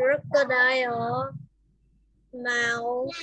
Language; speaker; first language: English; non-native, learner; Vietnamese